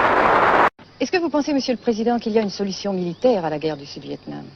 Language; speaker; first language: French; native; French